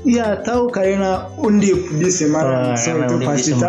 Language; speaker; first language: Indonesian; non-native, learner; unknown